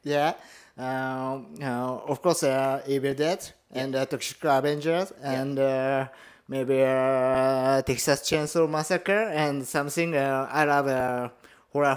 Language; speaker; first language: English; non-native, learner; Japanese